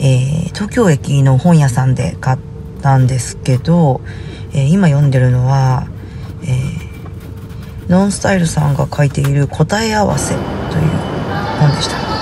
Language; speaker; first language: Japanese; native; Japanese